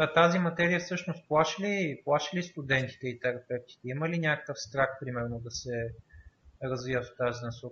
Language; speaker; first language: Bulgarian; native; Bulgarian